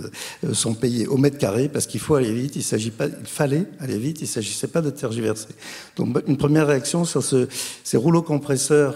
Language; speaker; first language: French; native; French